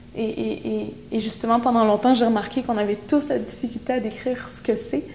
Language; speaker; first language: French; non-native, local second language; Innu-aimun